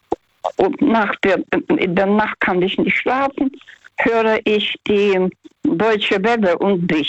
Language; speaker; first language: German; non-native, fluent; Russian